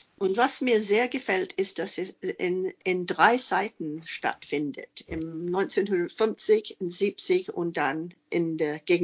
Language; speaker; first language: German; non-native, fluent; English